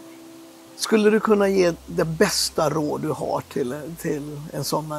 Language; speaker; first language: Swedish; native; Swedish